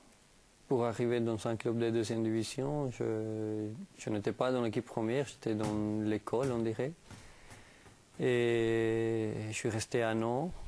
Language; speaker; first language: French; non-native, fluent; Spanish